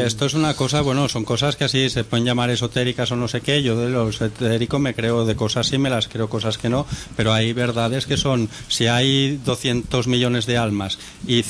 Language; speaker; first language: Spanish; native; Spanish